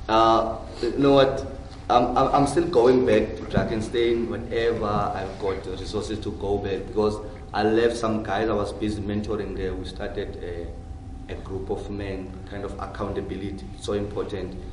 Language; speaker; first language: English; non-native, local second language; Xhosa